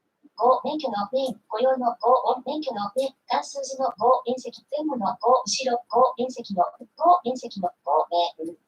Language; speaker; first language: Japanese; non-native, fluent; Filipino